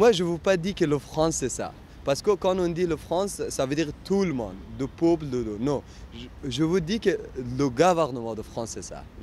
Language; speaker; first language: French; non-native, learner; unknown